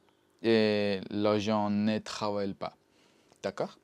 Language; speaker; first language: French; non-native, learner; Spanish